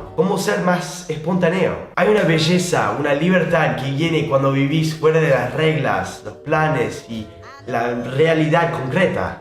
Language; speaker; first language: Spanish; non-native, fluent; English